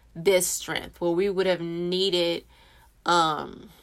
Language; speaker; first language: English; native; English